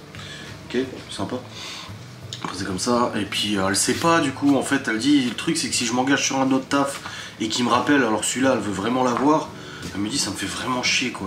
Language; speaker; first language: French; native; French